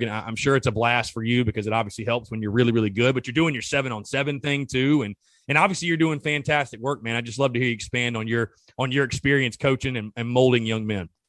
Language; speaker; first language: English; native; English